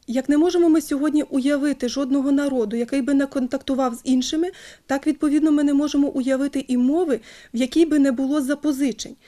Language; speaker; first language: Ukrainian; native; Ukrainian